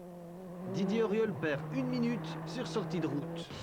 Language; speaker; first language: French; native; French